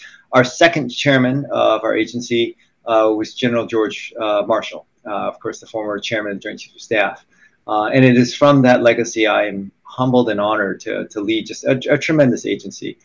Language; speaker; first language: English; native; English